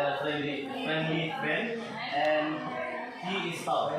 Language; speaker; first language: English; non-native, learner; Indonesian